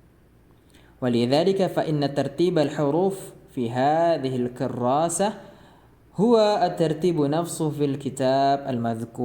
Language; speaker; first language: Arabic; non-native, fluent; Indonesian